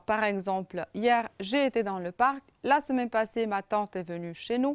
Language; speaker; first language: French; non-native, fluent; Romanian